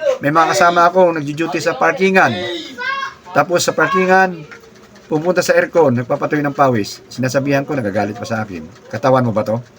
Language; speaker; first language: Filipino; non-native, local second language; Cebuano